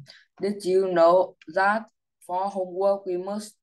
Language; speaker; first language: English; non-native, learner; Vietnamese